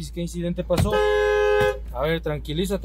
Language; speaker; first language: Spanish; native; Spanish